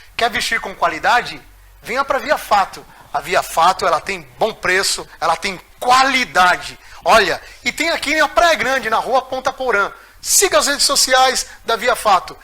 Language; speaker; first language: Portuguese; native; Portuguese